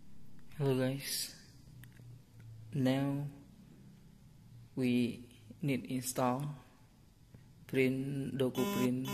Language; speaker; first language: English; non-native, learner; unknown